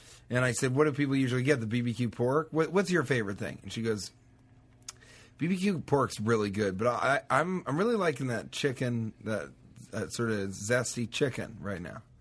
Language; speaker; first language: English; native; English